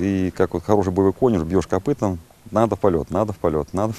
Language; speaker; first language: Russian; native; Russian